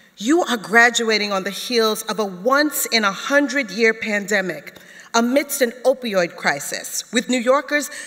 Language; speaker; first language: English; native; English